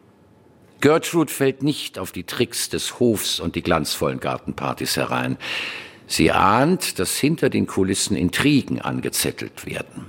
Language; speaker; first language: German; native; German